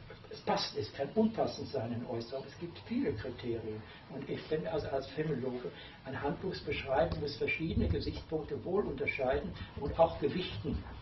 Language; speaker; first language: German; native; German